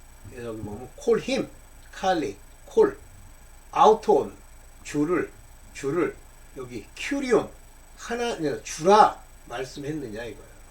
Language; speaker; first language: Korean; native; Korean